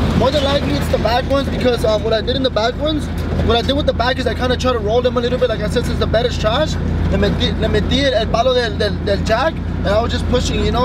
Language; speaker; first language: English; early bilingual, other home language; Spanish